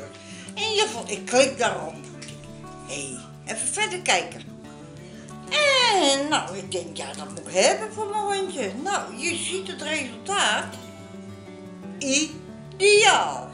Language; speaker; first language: Dutch; native; Dutch